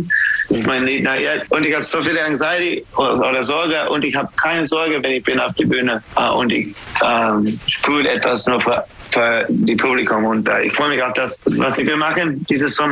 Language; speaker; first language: German; non-native, fluent; English